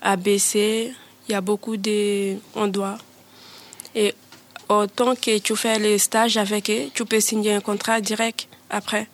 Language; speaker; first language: French; non-native, learner; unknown